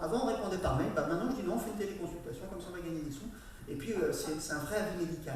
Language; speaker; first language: French; native; French